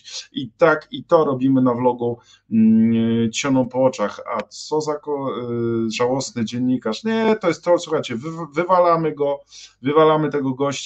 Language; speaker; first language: Polish; native; Polish